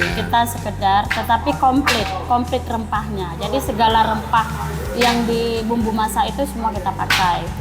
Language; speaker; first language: Indonesian; native; Indonesian